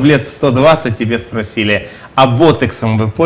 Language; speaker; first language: Russian; native; Russian